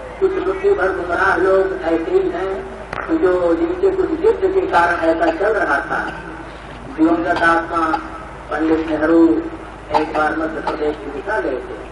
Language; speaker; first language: Hindi; native; Hindi